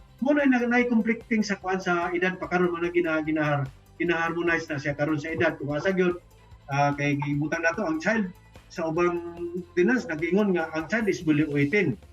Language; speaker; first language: Cebuano; native; Cebuano